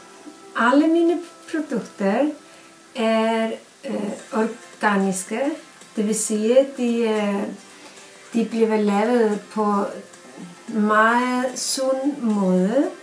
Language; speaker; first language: Danish; non-native, fluent; Icelandic